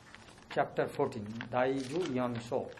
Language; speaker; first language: Japanese; non-native, learner; Bangla